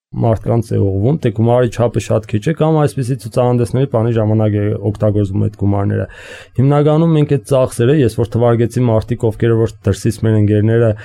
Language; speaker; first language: Armenian; native; Armenian